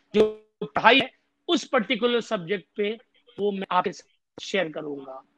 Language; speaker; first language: Hindi; native; Hindi